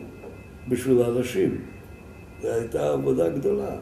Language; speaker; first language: Hebrew; non-native, fluent; Yiddish